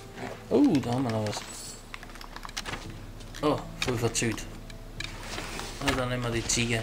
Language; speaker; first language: German; native; German